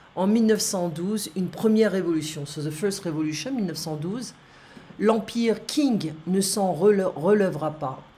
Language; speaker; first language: French; native; French